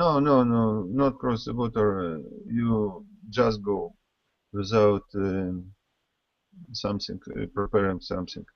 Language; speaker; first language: English; non-native, learner; Russian